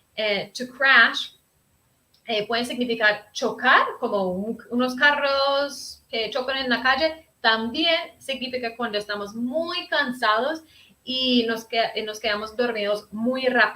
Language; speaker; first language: Spanish; early bilingual, heritage; Spanish